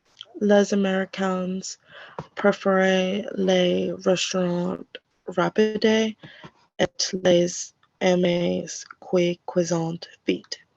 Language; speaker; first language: French; non-native, learner; English